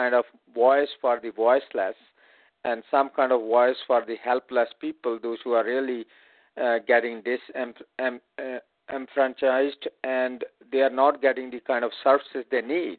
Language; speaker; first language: English; non-native, local second language; Punjabi